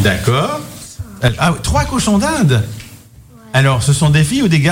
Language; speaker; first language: French; native; French